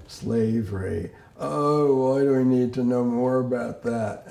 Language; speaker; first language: English; native; English